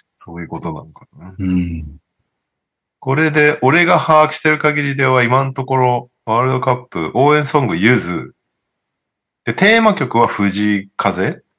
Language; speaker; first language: Japanese; early bilingual, heritage; Japanese